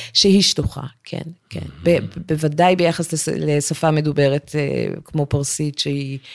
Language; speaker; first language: Hebrew; early bilingual, other home language; Persian